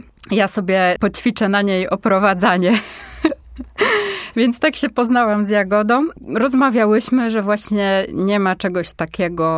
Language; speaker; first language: Polish; native; Polish